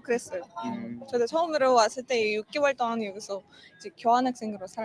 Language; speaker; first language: Korean; non-native, fluent; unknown